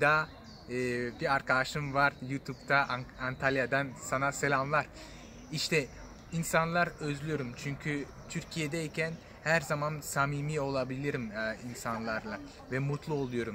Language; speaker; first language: Turkish; non-native, fluent; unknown